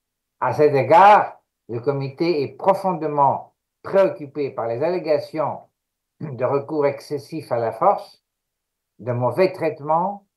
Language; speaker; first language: French; non-native, fluent; Greek